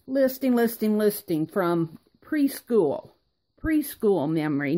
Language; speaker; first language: English; native; English